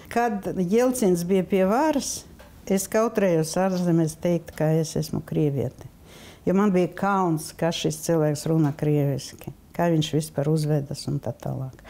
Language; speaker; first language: Latvian; non-native, local second language; Russian